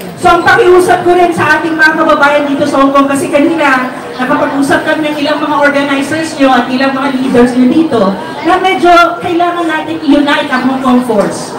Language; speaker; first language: Filipino; non-native, local second language; Waray